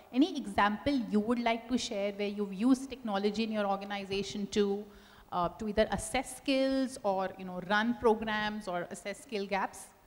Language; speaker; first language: English; non-native, local second language; Hindi